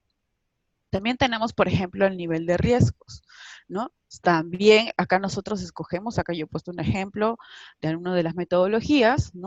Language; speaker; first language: Spanish; native; Spanish